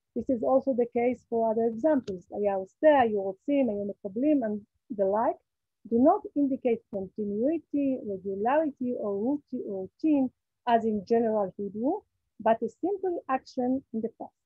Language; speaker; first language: English; non-native, fluent; Hebrew